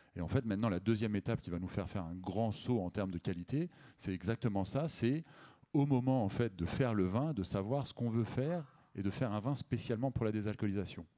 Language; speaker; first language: French; native; French